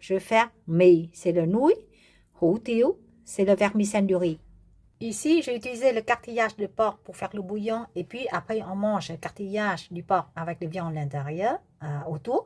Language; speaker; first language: French; non-native, learner; Vietnamese